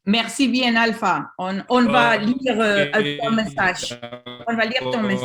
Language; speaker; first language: French; non-native, learner; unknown